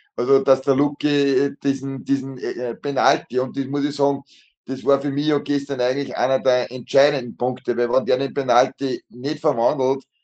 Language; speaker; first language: German; native; German